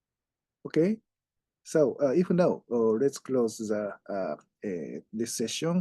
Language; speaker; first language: English; non-native, fluent; Japanese